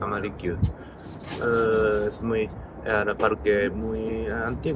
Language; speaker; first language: Spanish; non-native, learner; Japanese